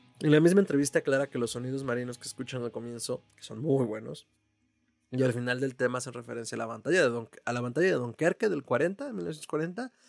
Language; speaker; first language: Spanish; native; Spanish